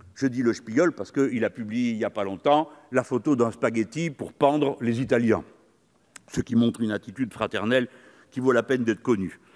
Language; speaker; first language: French; native; French